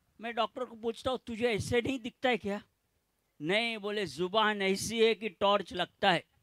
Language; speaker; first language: Hindi; non-native, local second language; Gujarati